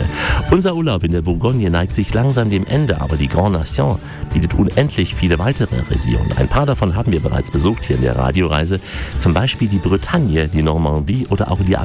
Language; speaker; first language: German; native; German